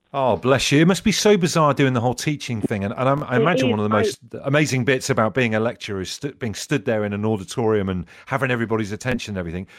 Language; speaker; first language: English; native; English